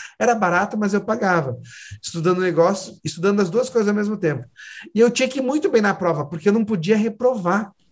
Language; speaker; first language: Portuguese; native; Portuguese